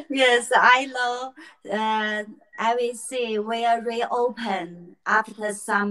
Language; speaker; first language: English; non-native, learner; Chinese